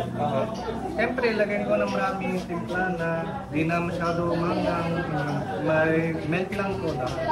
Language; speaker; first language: Filipino; non-native, learner; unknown